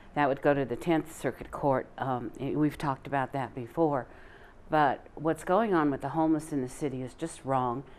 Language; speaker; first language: English; native; English